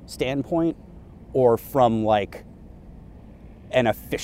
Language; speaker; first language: English; native; English